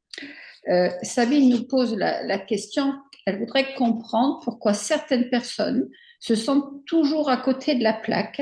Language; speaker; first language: French; native; French